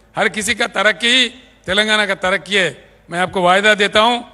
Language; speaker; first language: Hindi; non-native, local second language; Telugu